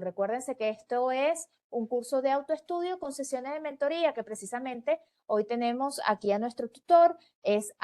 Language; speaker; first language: Spanish; native; Spanish